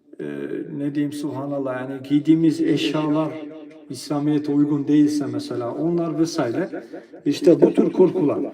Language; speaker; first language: Turkish; non-native, fluent; Albanian